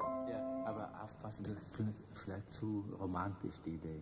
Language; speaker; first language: German; non-native, fluent; Italian